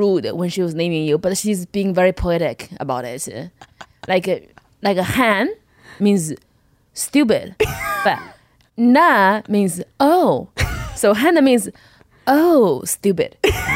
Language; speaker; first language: English; non-native, fluent; Chinese